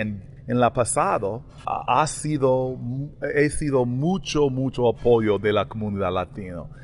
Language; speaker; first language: Spanish; non-native, learner; English